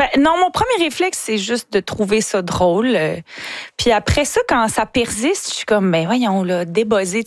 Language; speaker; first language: French; native; French